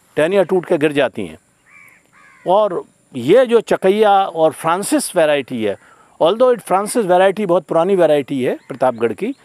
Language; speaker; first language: Hindi; native; Hindi